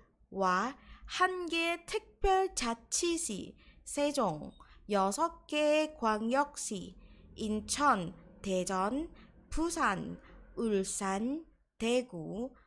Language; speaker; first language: Korean; non-native, fluent; Indonesian